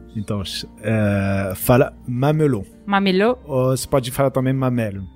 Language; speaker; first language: Portuguese; non-native, fluent; French